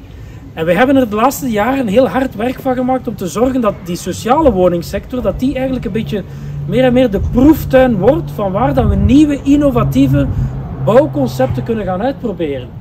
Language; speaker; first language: Dutch; native; Dutch